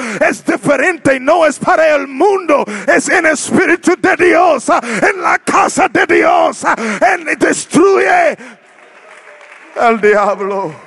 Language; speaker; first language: Spanish; non-native, learner; English